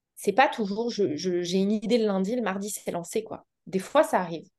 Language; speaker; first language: French; native; French